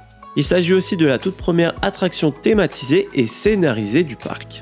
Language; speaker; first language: French; native; French